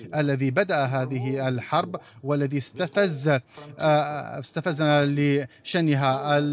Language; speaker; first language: Arabic; non-native, fluent; Russian